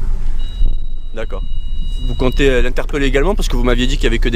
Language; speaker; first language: French; native; French